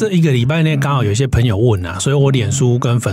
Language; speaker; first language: Chinese; native; Chinese